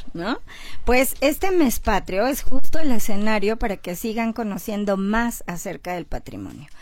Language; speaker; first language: Spanish; native; Spanish